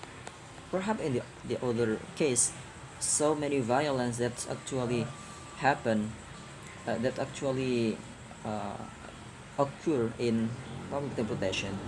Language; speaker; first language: English; non-native, learner; Indonesian